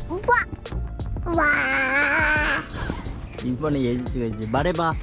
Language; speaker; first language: Korean; native; Korean